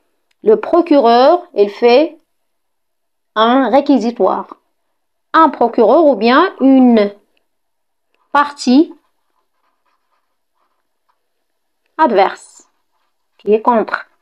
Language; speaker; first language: French; non-native, local second language; Arabic